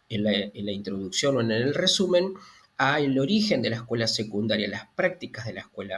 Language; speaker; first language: Spanish; native; Spanish